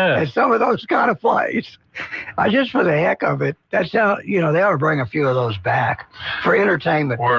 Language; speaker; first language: English; native; English